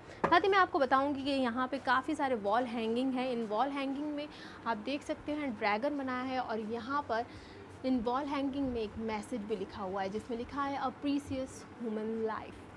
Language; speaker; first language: Hindi; native; Hindi